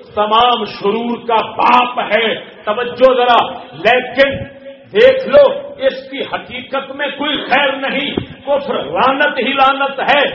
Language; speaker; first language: Urdu; non-native, local second language; Punjabi